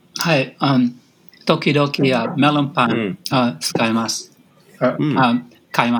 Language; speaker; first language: Japanese; non-native, learner; English